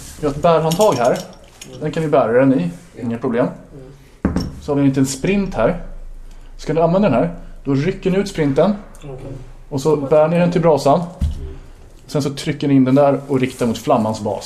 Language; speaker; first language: Swedish; native; Swedish